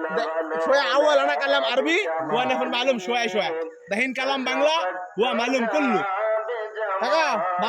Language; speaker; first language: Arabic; non-native, learner; Bangla